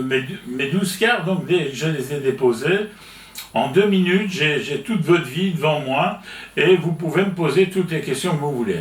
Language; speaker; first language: French; native; French